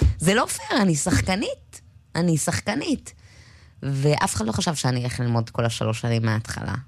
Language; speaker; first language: Hebrew; native; Hebrew